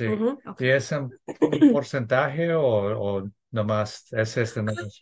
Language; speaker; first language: Spanish; early bilingual, heritage; English